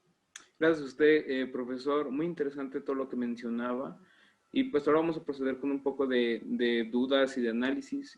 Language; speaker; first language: Spanish; native; Spanish